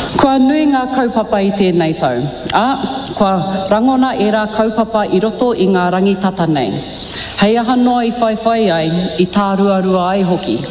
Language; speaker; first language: Māori; native; Māori